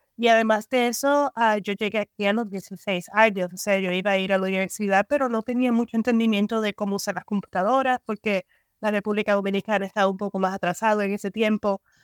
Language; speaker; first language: Spanish; native; Spanish